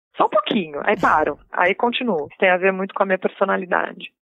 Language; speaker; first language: Portuguese; native; Portuguese